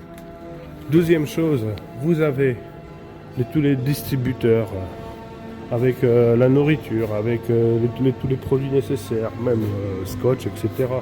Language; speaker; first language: French; non-native, fluent; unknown